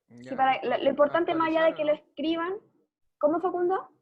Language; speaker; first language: Spanish; native; Spanish